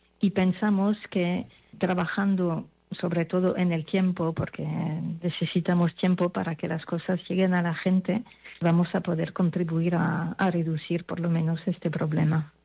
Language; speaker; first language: Spanish; non-native, fluent; French